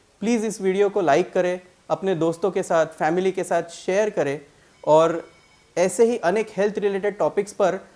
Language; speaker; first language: Hindi; non-native, local second language; Marathi